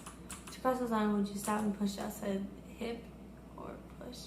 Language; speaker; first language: English; native; English